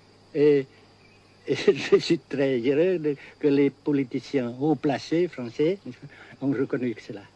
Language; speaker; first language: French; non-native, fluent; Vietnamese